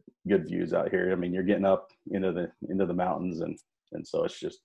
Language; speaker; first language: English; native; English